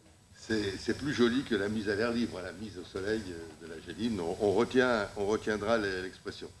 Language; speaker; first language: French; native; French